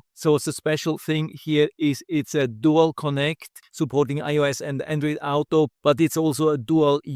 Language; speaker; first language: English; non-native, fluent; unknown